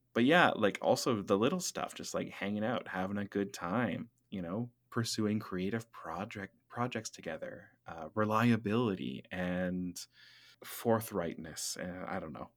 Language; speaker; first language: English; native; English